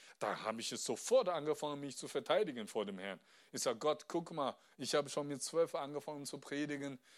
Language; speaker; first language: German; non-native, fluent; Chinese